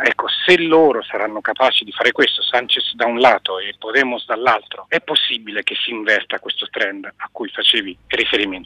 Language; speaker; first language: Italian; native; Italian